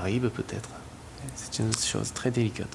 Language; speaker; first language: French; non-native, fluent; Japanese